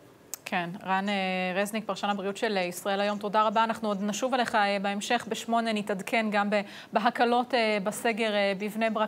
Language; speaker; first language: Hebrew; native; Hebrew